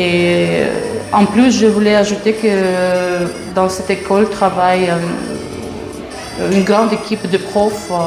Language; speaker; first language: French; non-native, fluent; Russian